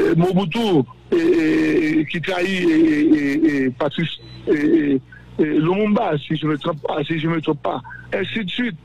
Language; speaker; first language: French; non-native, local second language; Haitian Creole